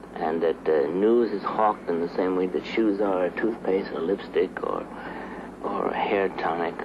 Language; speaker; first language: English; native; English